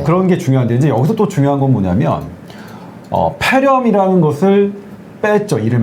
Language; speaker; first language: Korean; native; Korean